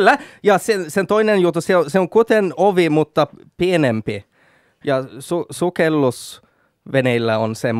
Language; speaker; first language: Finnish; non-native, local second language; Swedish